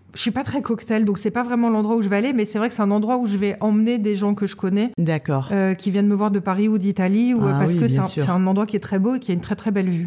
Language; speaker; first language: French; native; French